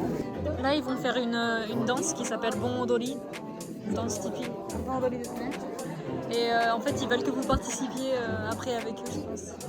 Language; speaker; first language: French; native; French